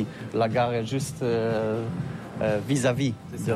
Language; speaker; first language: French; non-native, fluent; Polish